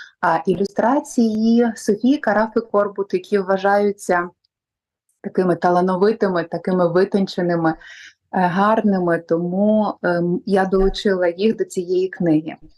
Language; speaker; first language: Ukrainian; native; Ukrainian